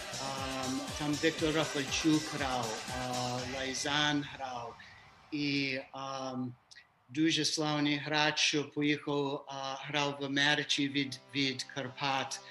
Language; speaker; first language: Ukrainian; early bilingual, heritage; Ukrainian